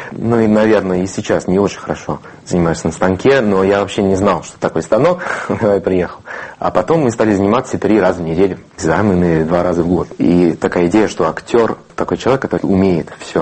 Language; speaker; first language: Russian; non-native, fluent; English